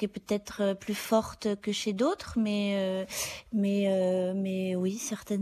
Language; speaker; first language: French; native; French